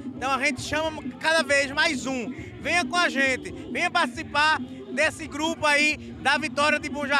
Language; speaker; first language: Portuguese; native; Portuguese